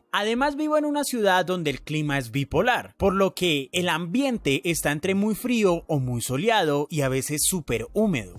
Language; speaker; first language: Spanish; native; Spanish